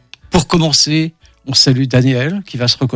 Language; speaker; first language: French; native; French